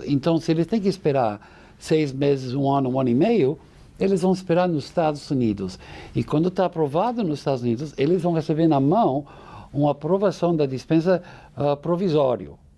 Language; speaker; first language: Portuguese; non-native, fluent; English